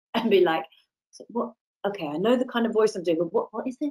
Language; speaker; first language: English; native; English